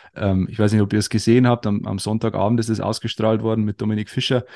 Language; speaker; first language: German; native; German